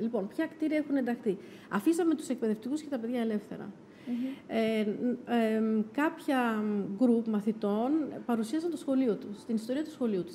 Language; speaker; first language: Greek; native; Greek